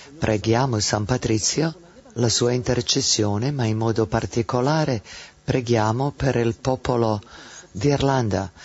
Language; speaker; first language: Italian; non-native, fluent; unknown